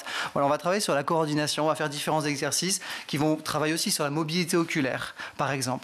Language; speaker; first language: French; native; French